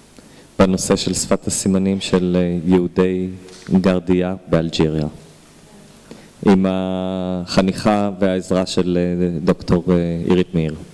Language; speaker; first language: Hebrew; non-native, fluent; English